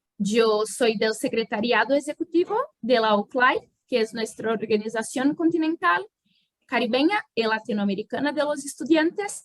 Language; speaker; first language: Spanish; non-native, fluent; Portuguese